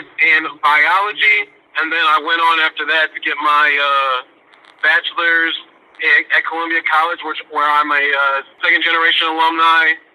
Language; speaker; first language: English; native; English